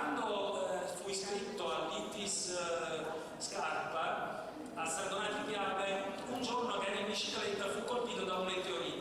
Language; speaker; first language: Italian; native; Italian